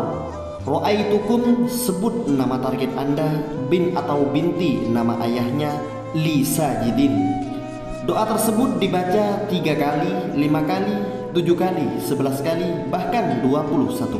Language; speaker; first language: Indonesian; native; Indonesian